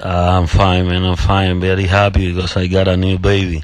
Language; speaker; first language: English; non-native, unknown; Spanish